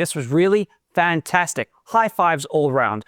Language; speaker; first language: English; native; English